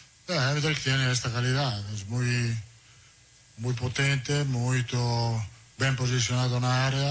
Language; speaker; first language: Portuguese; non-native, fluent; Italian